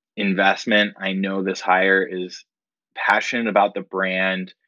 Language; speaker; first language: English; native; English